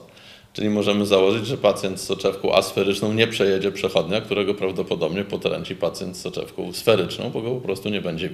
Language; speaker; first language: Polish; native; Polish